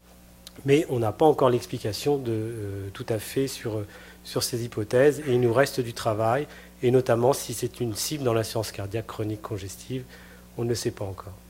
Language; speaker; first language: French; native; French